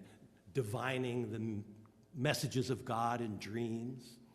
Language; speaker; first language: English; native; English